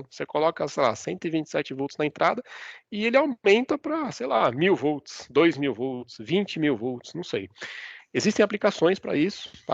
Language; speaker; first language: Portuguese; native; Portuguese